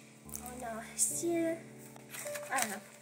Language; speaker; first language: Chinese; non-native, learner; English